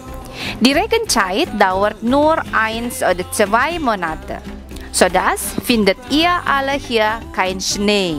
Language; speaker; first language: German; non-native, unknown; Indonesian